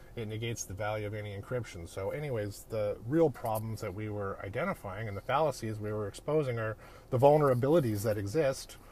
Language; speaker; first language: English; native; English